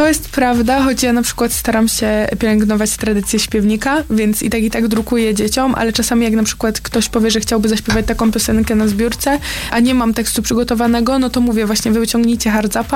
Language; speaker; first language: Polish; native; Polish